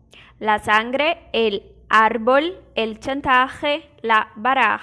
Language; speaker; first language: Spanish; non-native, fluent; Portuguese